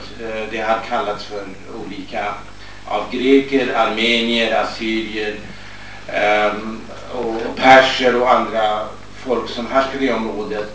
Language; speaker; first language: Swedish; non-native, fluent; Kurdish